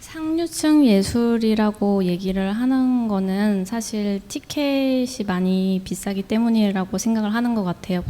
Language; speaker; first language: Korean; native; Korean